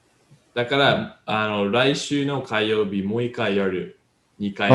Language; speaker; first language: Japanese; non-native, learner; English